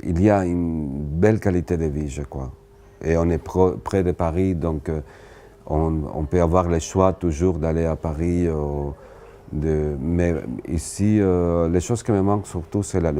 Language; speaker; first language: French; non-native, fluent; Spanish